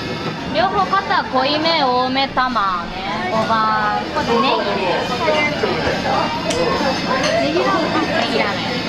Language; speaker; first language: Japanese; native; Japanese